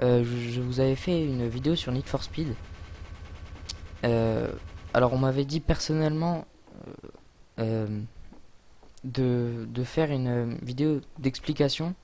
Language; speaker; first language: French; native; French